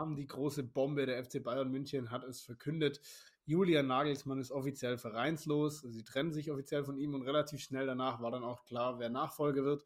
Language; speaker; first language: German; native; German